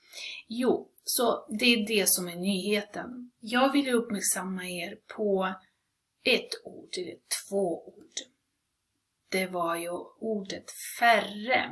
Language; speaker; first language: Swedish; non-native, fluent; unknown